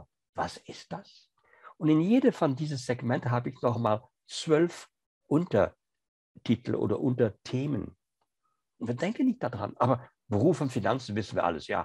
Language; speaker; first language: German; non-native, fluent; French